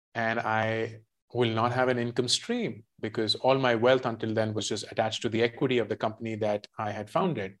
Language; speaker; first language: English; non-native, local second language; Hindi